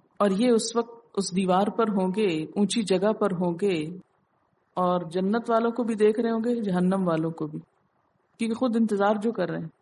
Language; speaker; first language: Urdu; native; Urdu